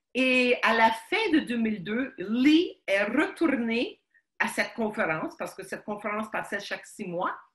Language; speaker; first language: French; early bilingual, other home language; Ukrainian